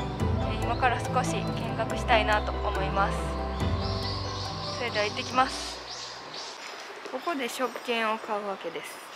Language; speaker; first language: Japanese; native; Japanese